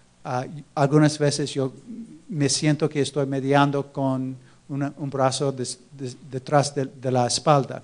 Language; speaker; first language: Spanish; non-native, fluent; English